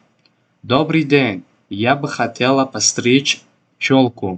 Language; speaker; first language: Russian; non-native, local second language; Tajik